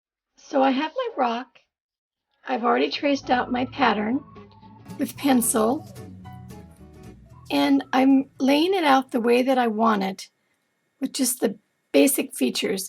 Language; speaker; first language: English; native; English